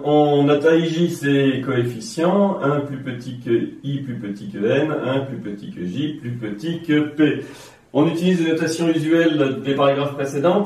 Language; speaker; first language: French; native; French